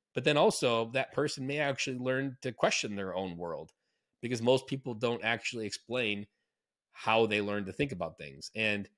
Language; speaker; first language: English; native; English